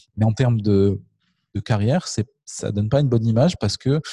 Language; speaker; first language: French; native; French